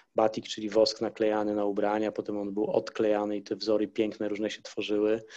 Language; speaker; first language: Polish; native; Polish